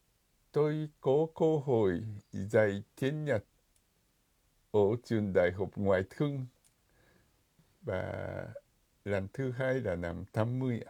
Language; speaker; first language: Vietnamese; non-native, fluent; Japanese